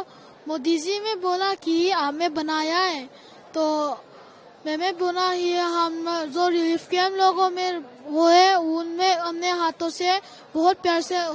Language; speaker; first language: Hindi; non-native, local second language; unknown